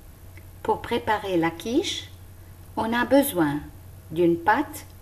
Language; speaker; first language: French; non-native, local second language; Arabic